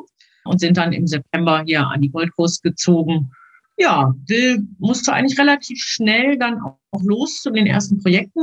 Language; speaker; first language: German; native; German